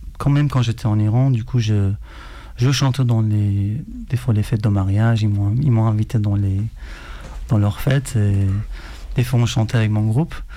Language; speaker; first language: French; non-native, fluent; Persian